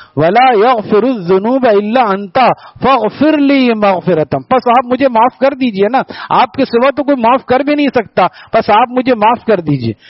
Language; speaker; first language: Urdu; native; Urdu